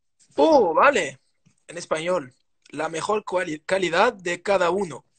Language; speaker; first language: Spanish; non-native, learner; French